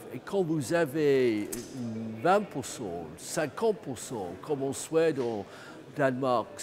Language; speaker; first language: French; non-native, fluent; English